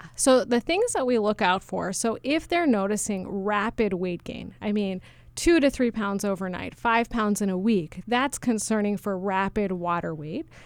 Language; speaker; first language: English; native; English